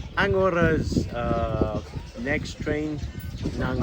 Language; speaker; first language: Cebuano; non-native, learner; English